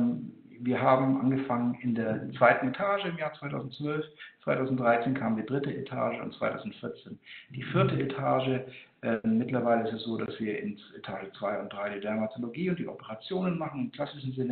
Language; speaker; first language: German; native; German